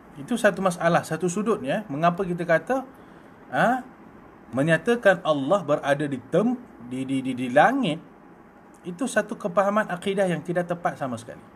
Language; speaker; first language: Malay; native; Malay